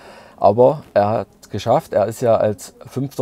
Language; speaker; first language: German; native; German